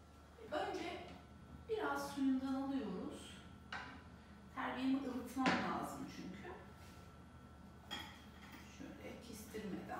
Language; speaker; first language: Turkish; native; Turkish